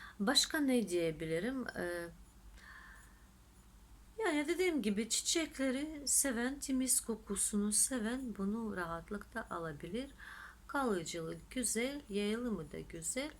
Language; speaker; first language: Turkish; non-native, fluent; Russian